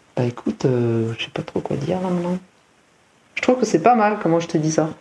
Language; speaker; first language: French; native; French